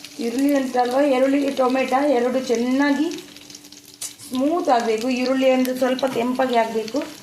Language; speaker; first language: Kannada; non-native, local second language; Tulu